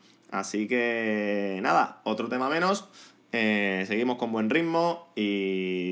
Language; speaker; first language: Spanish; native; Spanish